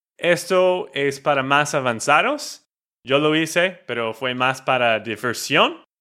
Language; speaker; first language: Spanish; non-native, fluent; English